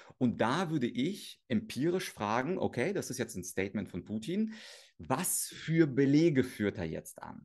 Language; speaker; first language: German; early bilingual, other home language; Russian